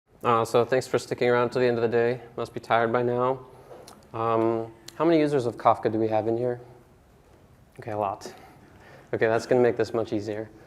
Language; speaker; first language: English; native; English